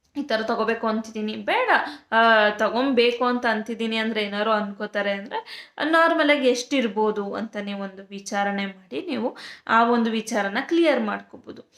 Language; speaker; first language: Kannada; native; Kannada